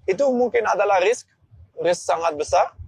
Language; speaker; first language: Indonesian; non-native, learner; Dutch